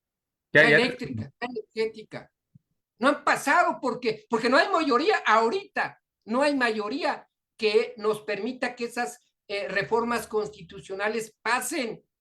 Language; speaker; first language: Spanish; native; Spanish